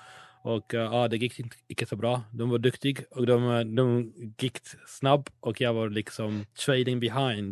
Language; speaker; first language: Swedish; non-native, learner; English